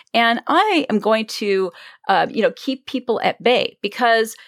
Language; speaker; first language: English; native; English